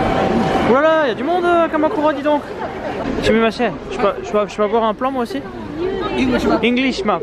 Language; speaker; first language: French; native; French